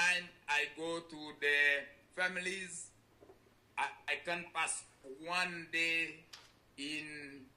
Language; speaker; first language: English; non-native, learner; Haitian Creole